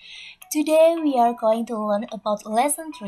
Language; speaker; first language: English; non-native, fluent; Indonesian